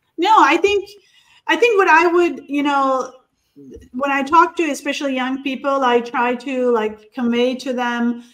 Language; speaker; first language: English; non-native, fluent; Turkish